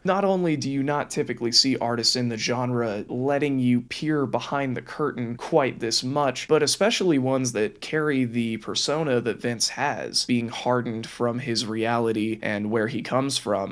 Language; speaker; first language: English; native; English